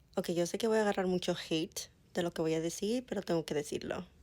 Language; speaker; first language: Spanish; early bilingual, heritage; Spanish